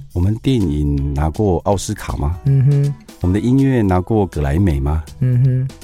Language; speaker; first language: Chinese; native; Chinese